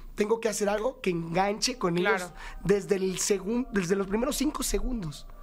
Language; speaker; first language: Spanish; native; Spanish